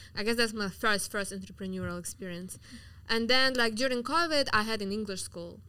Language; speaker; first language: English; non-native, fluent; Russian